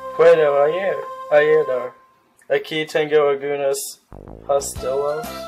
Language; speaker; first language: Spanish; non-native, learner; English